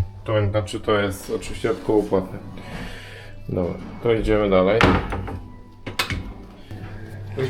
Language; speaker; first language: Polish; native; Polish